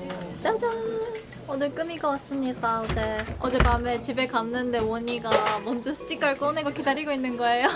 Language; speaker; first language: Korean; non-native, learner; Japanese